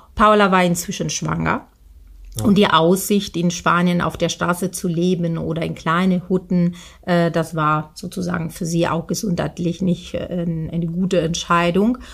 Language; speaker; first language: German; non-native, fluent; Italian